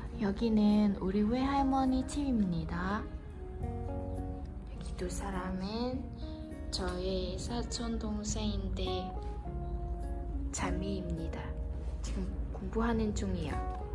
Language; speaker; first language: Korean; non-native, local second language; Vietnamese